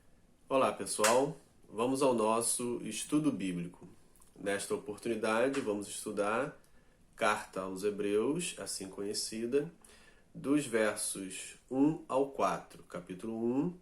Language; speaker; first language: Portuguese; native; Portuguese